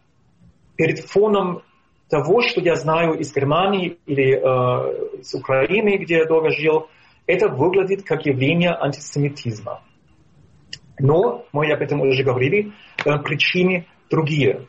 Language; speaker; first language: Russian; non-native, fluent; German